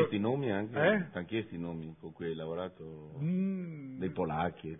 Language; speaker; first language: Italian; native; Italian